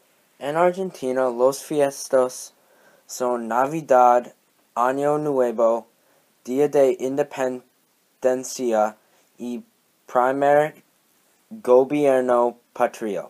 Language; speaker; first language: Spanish; non-native, learner; English